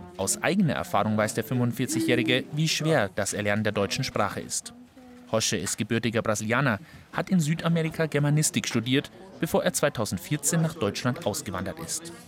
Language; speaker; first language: German; native; German